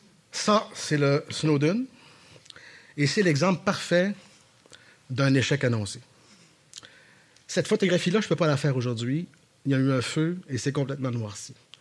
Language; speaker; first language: French; native; French